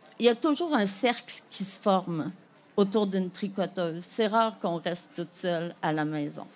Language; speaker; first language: French; native; French